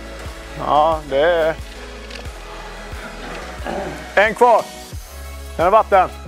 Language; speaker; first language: Swedish; native; Swedish